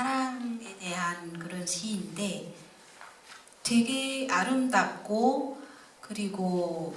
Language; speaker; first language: Korean; non-native, fluent; Vietnamese